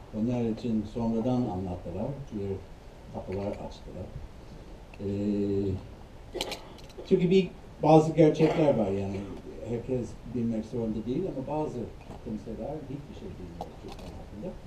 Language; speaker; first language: Turkish; non-native, fluent; English